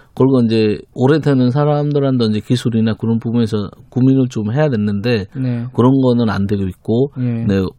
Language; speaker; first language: Korean; non-native, fluent; Bangla